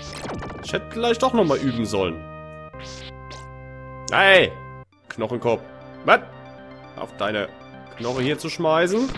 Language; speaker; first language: German; native; German